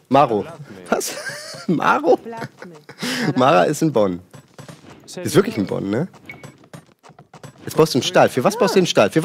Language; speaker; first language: German; native; German